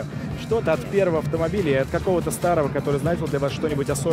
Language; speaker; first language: Russian; native; Russian